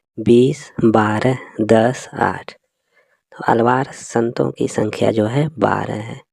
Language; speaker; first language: Hindi; native; Hindi